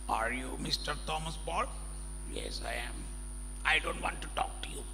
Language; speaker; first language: English; non-native, local second language; Malayalam